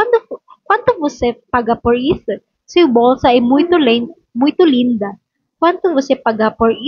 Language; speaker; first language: Portuguese; non-native, learner; Filipino